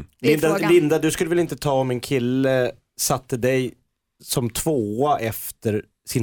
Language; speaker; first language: Swedish; native; Swedish